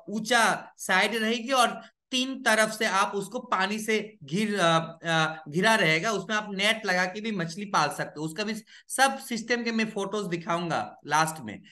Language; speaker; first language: Hindi; non-native, local second language; Bangla